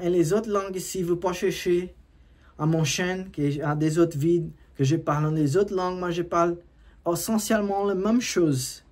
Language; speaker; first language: French; non-native, learner; Portuguese